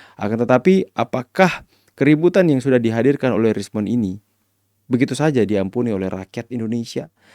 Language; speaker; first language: Indonesian; native; Indonesian